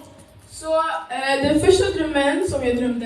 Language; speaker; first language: Swedish; early bilingual, other home language; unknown